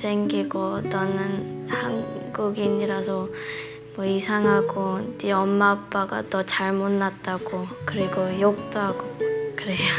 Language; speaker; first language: Korean; early bilingual, heritage; Korean